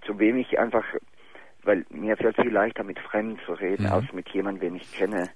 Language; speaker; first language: German; non-native, fluent; Bosnian